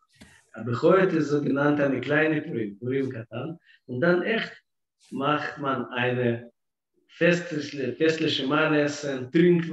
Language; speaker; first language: German; non-native, fluent; Russian